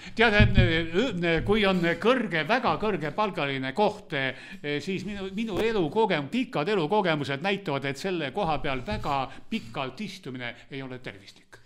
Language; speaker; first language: Estonian; non-native, local second language; Russian